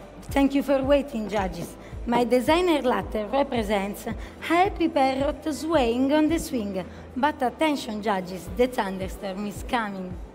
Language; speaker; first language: English; non-native, learner; Italian